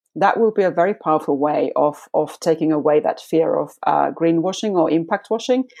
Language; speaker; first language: English; non-native, fluent; Finnish